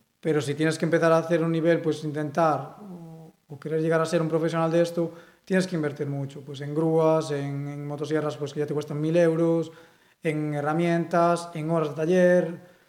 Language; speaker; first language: Spanish; non-native, local second language; Galician